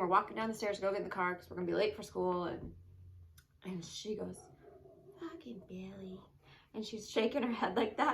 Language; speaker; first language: English; native; English